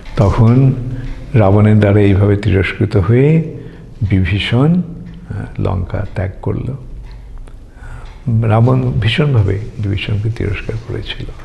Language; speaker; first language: Bangla; native; Bangla